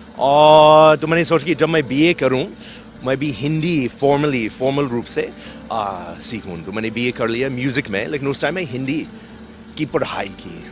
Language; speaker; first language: Hindi; non-native, fluent; English